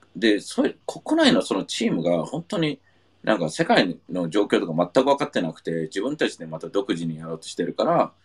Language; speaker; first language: Japanese; non-native, fluent; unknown